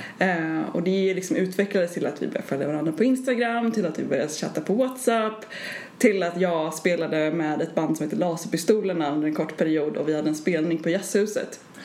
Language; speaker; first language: Swedish; native; Swedish